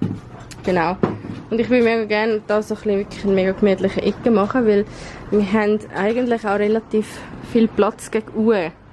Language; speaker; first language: German; native; German